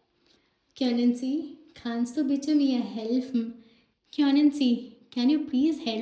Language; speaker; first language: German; non-native, learner; Malayalam